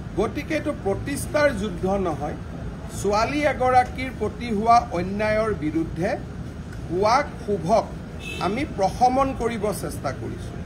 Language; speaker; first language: Assamese; native; Assamese